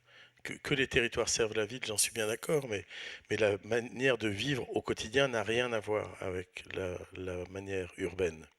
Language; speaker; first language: French; native; French